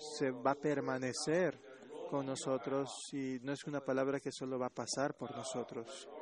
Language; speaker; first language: Spanish; non-native, fluent; Chinese